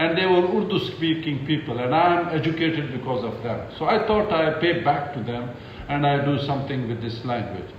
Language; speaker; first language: English; non-native, local second language; Pashto